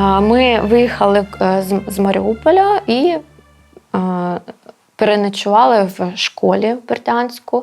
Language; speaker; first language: Ukrainian; non-native, local second language; Russian